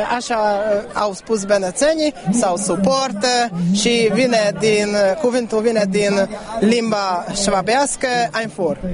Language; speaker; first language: Romanian; non-native, learner; Hungarian